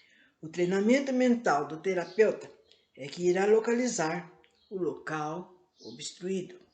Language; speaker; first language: Portuguese; native; Portuguese